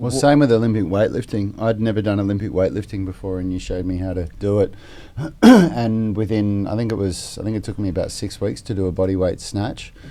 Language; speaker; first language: English; native; English